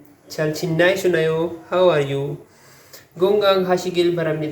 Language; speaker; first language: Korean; non-native, learner; Urdu